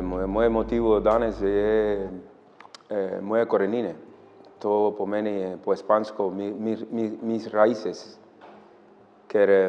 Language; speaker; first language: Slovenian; non-native, learner; Spanish